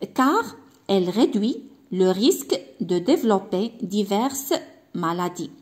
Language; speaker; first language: French; non-native, local second language; Arabic